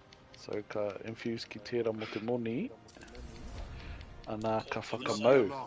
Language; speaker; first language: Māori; non-native, local second language; English